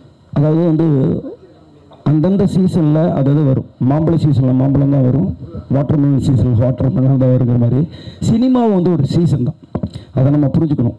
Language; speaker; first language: Tamil; native; Tamil